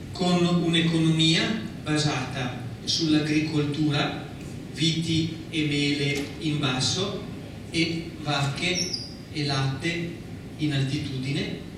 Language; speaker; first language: Italian; native; Italian